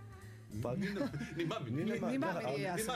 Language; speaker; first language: Serbian; native; Serbian